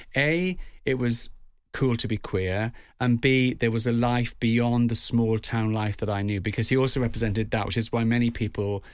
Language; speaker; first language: English; native; English